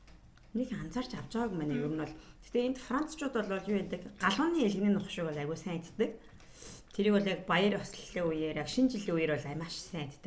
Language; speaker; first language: Mongolian; native; Mongolian